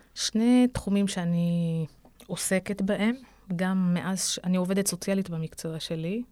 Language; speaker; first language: Hebrew; non-native, local second language; Arabic